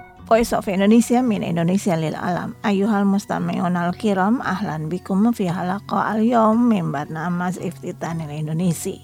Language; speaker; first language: Arabic; non-native, fluent; Indonesian